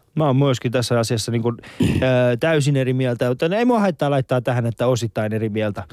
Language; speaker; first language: Finnish; early bilingual, other home language; Persian